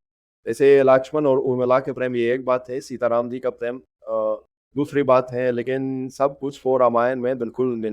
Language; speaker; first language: Hindi; non-native, fluent; Russian